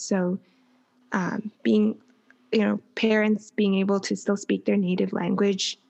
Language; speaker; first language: English; native; English